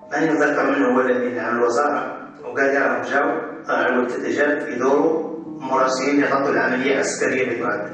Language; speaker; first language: Arabic; native; Arabic